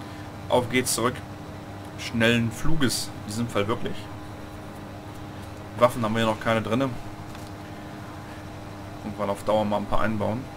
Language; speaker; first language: German; native; German